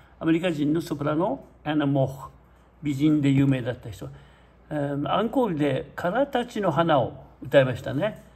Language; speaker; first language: Japanese; native; Japanese